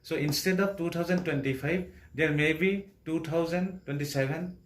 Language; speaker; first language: English; non-native, local second language; Assamese